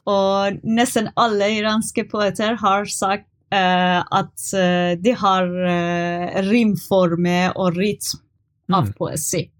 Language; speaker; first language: Norwegian; non-native, learner; Persian